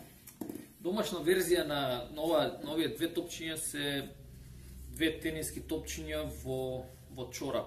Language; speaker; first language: Macedonian; native; Macedonian